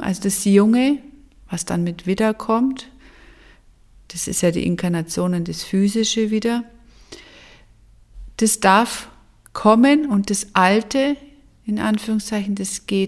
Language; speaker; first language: German; native; German